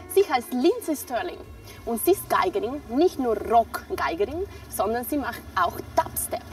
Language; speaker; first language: German; non-native, fluent; Spanish